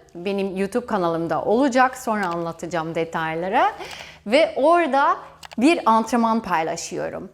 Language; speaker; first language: Turkish; non-native, fluent; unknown